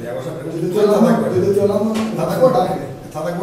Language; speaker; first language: Spanish; native; Spanish